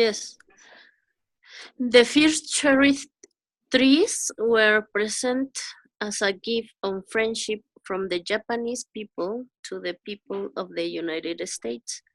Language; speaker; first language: English; non-native, learner; Spanish